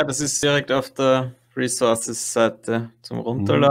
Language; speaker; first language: German; native; German